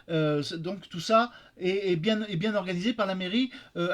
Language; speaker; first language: French; native; French